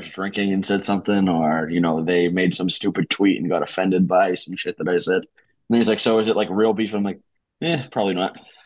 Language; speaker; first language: English; native; English